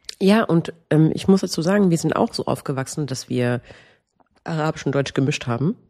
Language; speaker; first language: German; native; German